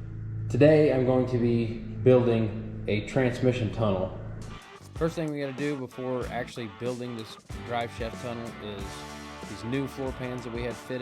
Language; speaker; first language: English; native; English